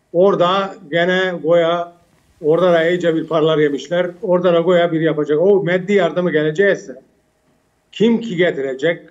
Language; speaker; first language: Turkish; early bilingual, heritage; Turkish